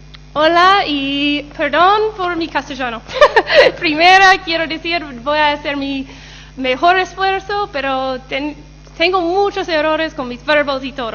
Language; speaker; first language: Spanish; non-native, learner; English